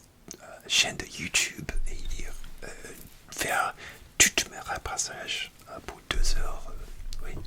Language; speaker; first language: French; non-native, learner; English